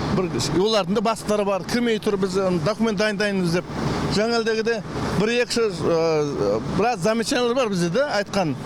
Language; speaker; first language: Kazakh; native; Kazakh